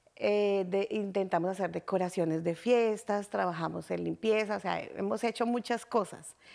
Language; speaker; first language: Spanish; native; Spanish